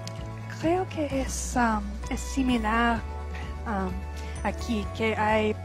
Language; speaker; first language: Spanish; non-native, fluent; English